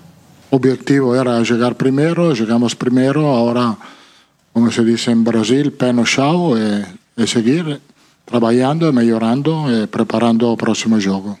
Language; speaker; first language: Portuguese; non-native, learner; Italian